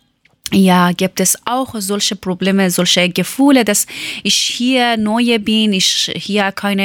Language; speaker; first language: German; non-native, learner; Persian